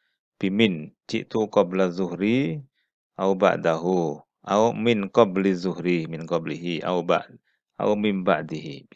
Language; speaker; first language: Arabic; non-native, fluent; Indonesian